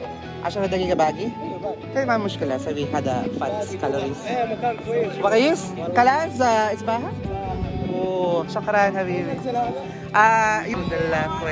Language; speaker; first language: Arabic; non-native, learner; Filipino